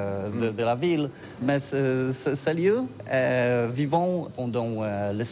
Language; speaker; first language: French; non-native, learner; Polish